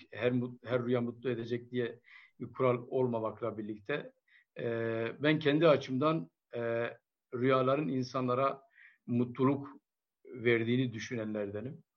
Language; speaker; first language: Turkish; non-native, local second language; Kurdish